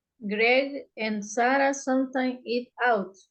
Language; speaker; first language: English; non-native, learner; Spanish